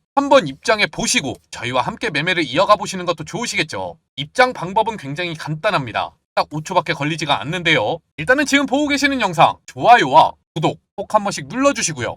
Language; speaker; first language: Korean; native; Korean